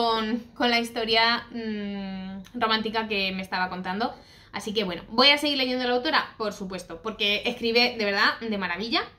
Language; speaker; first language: Spanish; native; Spanish